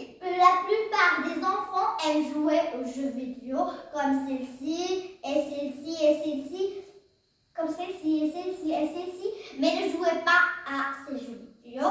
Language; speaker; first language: French; non-native, learner; Arabic